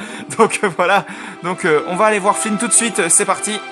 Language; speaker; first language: French; native; French